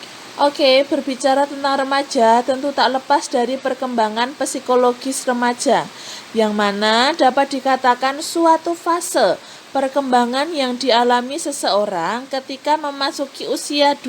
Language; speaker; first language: Indonesian; native; Indonesian